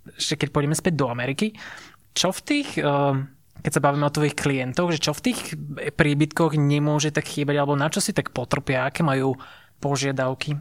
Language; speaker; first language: Slovak; native; Slovak